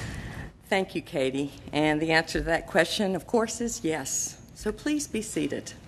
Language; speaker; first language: English; native; English